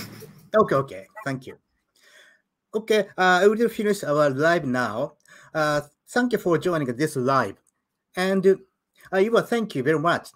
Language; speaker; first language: English; non-native, learner; Japanese